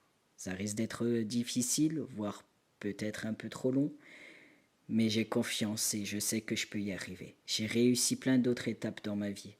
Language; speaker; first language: French; native; French